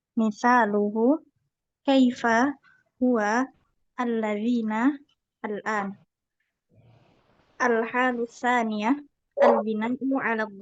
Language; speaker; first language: Arabic; non-native, learner; Indonesian